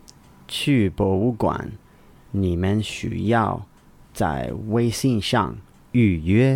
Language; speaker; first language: Chinese; non-native, learner; English